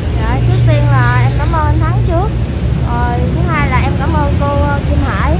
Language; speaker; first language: Vietnamese; native; Vietnamese